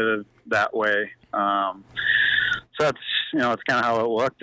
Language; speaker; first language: English; native; English